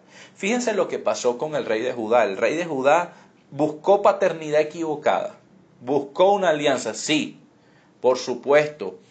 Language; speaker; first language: Spanish; native; Spanish